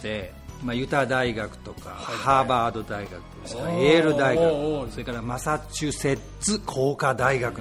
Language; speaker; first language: Japanese; native; Japanese